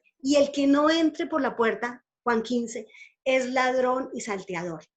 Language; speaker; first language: Spanish; native; Spanish